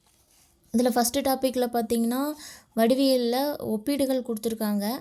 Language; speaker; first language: Tamil; native; Tamil